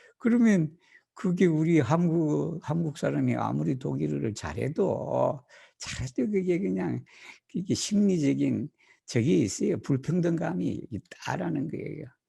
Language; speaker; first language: Korean; native; Korean